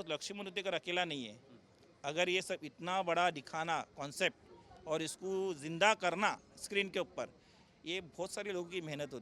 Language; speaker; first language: Hindi; native; Hindi